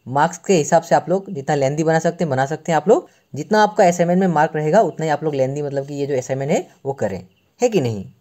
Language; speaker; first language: Hindi; non-native, local second language; Assamese